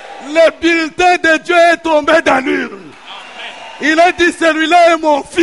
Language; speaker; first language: French; non-native, local second language; Lingala